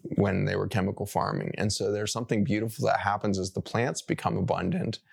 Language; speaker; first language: English; native; English